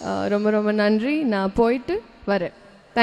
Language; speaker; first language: Tamil; non-native, learner; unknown